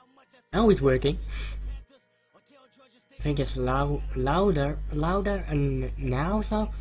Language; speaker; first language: English; non-native, learner; Swedish